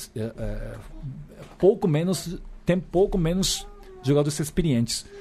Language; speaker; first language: Portuguese; non-native, fluent; Japanese